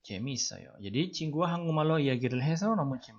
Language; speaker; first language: Korean; non-native, fluent; Indonesian